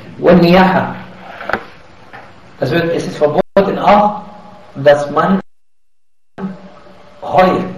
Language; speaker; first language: German; non-native, fluent; Arabic